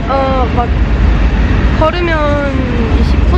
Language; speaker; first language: Korean; non-native, learner; German